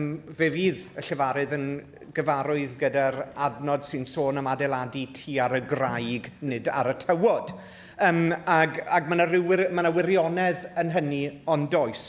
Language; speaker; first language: Welsh; native; Welsh